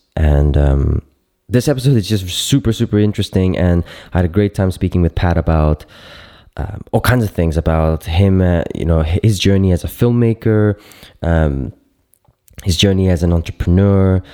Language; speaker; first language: English; non-native, fluent; Greek